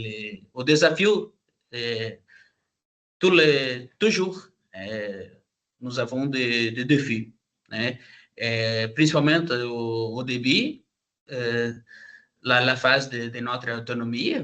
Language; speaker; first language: French; non-native, learner; Portuguese